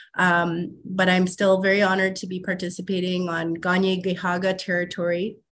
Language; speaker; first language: English; native; English